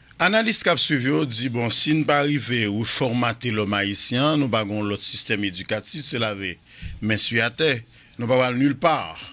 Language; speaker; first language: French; non-native, local second language; Haitian Creole